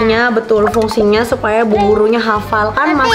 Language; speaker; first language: Indonesian; native; Indonesian